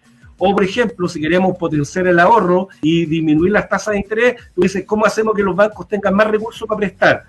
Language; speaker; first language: Spanish; native; Spanish